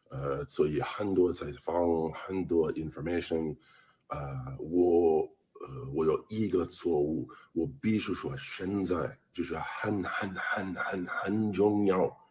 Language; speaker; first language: Chinese; non-native, learner; English